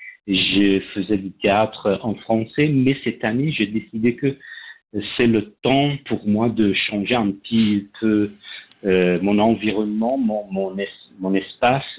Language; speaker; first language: French; non-native, fluent; Persian